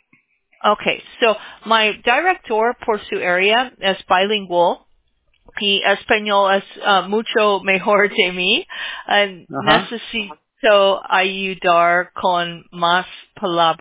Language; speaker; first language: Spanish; non-native, learner; English